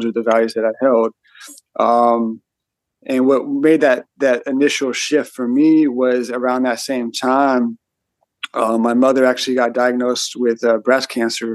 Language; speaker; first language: English; native; English